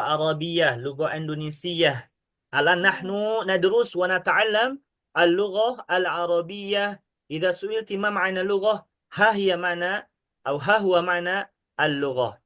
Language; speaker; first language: Arabic; non-native, fluent; Indonesian